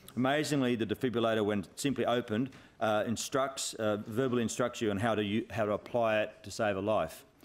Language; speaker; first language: English; native; English